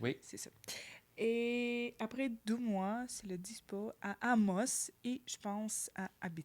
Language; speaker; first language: French; non-native, learner; Ukrainian